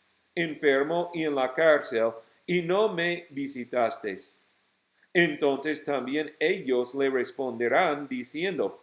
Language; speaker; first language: Spanish; non-native, fluent; English